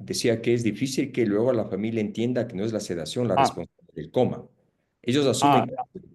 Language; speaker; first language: Spanish; native; Spanish